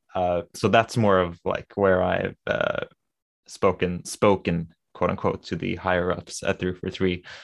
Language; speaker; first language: English; non-native, fluent; Swedish